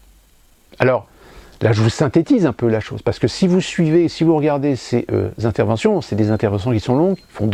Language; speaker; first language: French; native; French